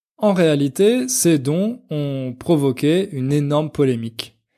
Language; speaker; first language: French; native; French